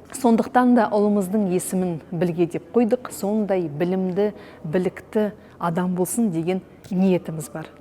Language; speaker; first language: Kazakh; native; Kazakh